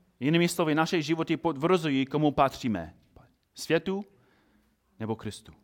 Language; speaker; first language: Czech; non-native, fluent; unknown